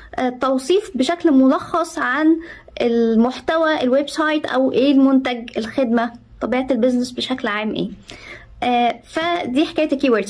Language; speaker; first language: Arabic; native; Arabic